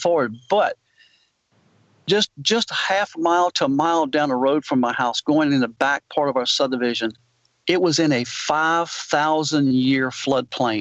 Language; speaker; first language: English; native; English